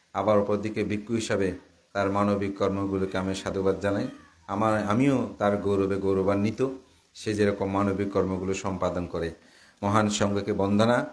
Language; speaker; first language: Bangla; native; Bangla